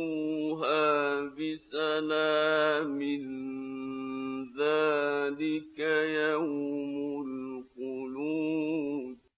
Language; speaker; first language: Arabic; native; Arabic